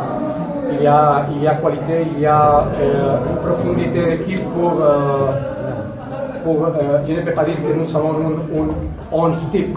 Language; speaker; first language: French; non-native, learner; Spanish